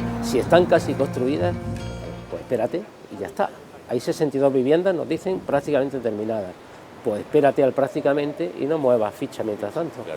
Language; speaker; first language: Spanish; native; Spanish